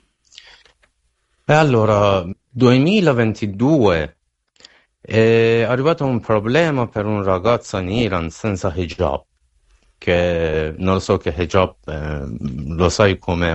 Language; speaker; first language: Italian; non-native, learner; Persian